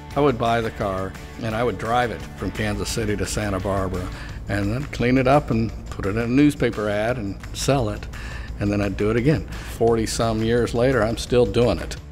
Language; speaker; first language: English; native; English